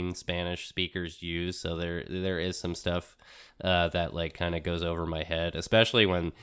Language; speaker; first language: English; early bilingual, other home language; Spanish